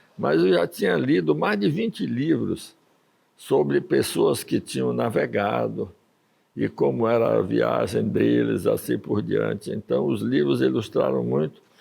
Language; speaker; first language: Portuguese; early bilingual, other home language; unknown